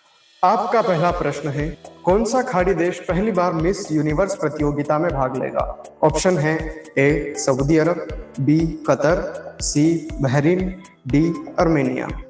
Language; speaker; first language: Hindi; native; Hindi